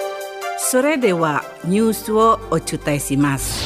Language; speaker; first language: Japanese; non-native, fluent; Indonesian